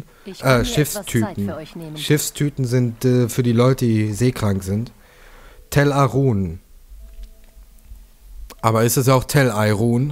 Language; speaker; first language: German; native; German